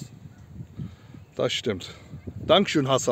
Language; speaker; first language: German; non-native, learner; Turkish